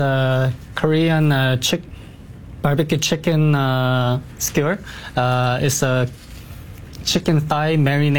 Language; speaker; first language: English; non-native, fluent; Korean